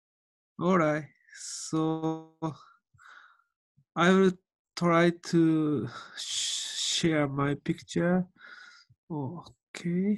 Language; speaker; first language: English; non-native, learner; Japanese